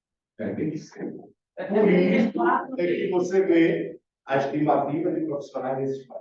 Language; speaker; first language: Portuguese; native; Portuguese